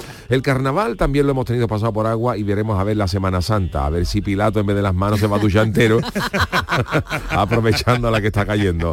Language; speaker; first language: Spanish; native; Spanish